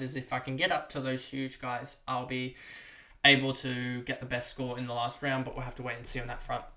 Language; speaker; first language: English; native; English